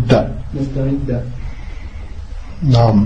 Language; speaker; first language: Arabic; non-native, fluent; French